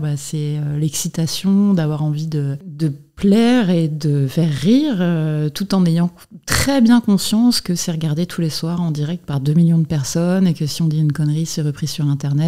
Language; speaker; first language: French; native; French